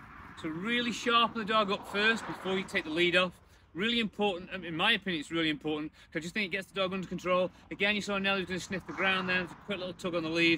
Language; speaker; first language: English; native; English